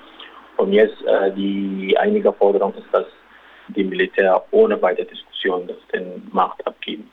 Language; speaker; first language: German; non-native, local second language; Arabic